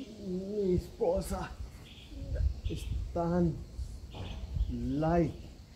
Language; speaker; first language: Spanish; non-native, learner; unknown